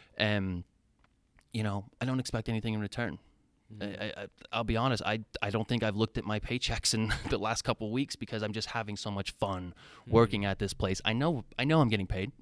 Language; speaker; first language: English; native; English